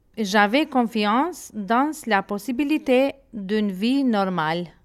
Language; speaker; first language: French; non-native, learner; Albanian